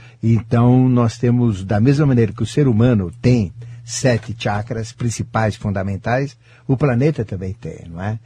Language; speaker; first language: Portuguese; native; Portuguese